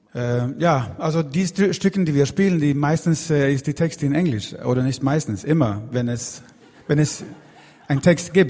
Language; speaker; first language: German; non-native, fluent; Swedish